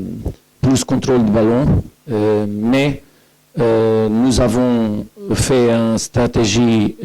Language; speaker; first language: French; non-native, learner; Portuguese